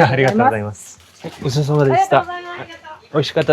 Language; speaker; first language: Japanese; non-native, fluent; Korean